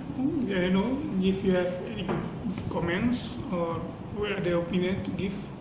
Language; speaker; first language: English; non-native, local second language; Malay